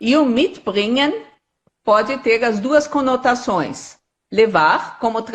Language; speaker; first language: Portuguese; non-native, fluent; German